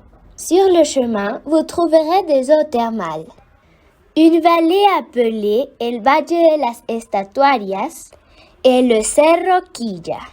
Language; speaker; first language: French; non-native, fluent; Spanish